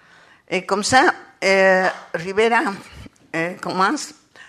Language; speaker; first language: French; non-native, learner; Spanish